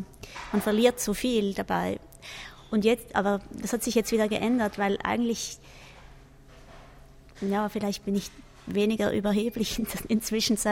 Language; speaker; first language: German; native; German